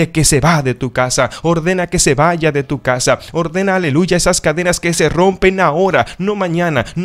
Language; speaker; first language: Spanish; native; Spanish